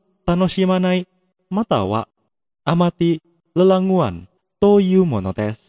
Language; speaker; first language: Japanese; non-native, fluent; Indonesian